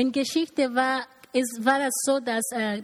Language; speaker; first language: German; non-native, learner; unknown